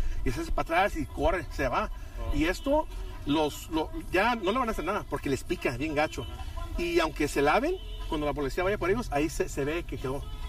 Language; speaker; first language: Spanish; early bilingual, heritage; Spanish